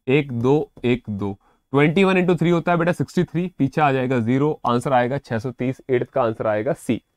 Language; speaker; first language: Hindi; native; Hindi